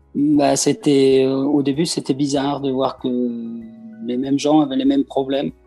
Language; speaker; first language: French; early bilingual, other home language; Persian